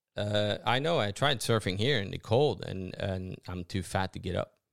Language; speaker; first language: English; non-native, fluent; Norwegian